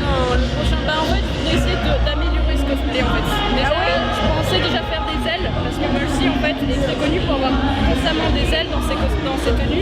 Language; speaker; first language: French; native; French